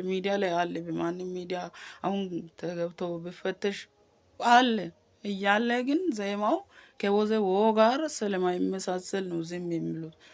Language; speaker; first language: Amharic; non-native, local second language; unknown